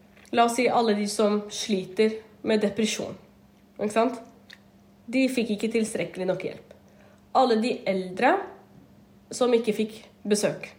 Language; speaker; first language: Norwegian; native; Norwegian